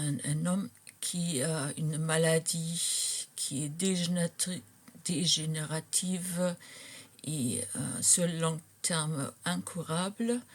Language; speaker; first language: French; non-native, fluent; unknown